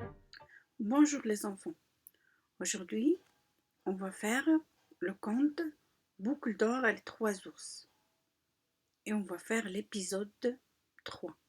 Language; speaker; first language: French; non-native, local second language; Arabic